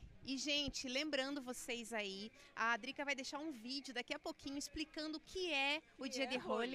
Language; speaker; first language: Portuguese; native; Portuguese